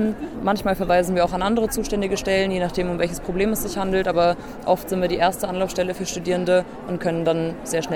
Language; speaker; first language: German; native; German